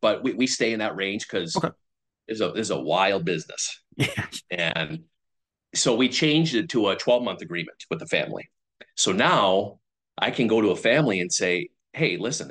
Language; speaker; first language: English; native; English